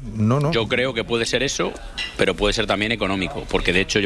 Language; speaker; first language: Spanish; native; Spanish